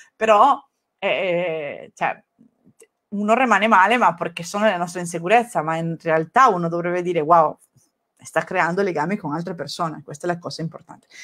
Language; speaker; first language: Italian; non-native, fluent; Spanish